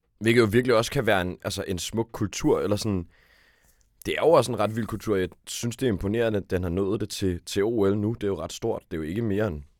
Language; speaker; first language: Danish; native; Danish